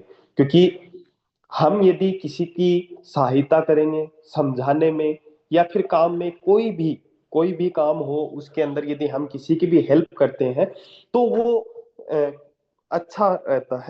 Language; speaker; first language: Hindi; native; Hindi